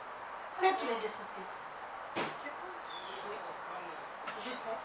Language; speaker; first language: French; non-native, local second language; Haitian Creole